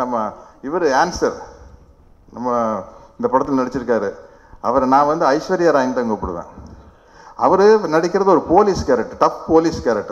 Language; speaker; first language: Tamil; native; Tamil